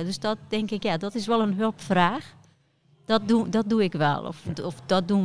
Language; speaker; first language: Dutch; non-native, fluent; Persian